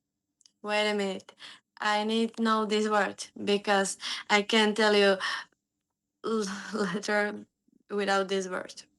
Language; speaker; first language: English; non-native, learner; Slovak